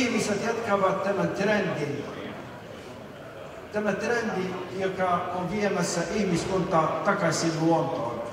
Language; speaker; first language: Finnish; non-native, fluent; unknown